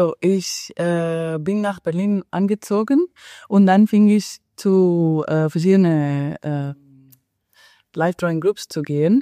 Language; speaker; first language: German; non-native, fluent; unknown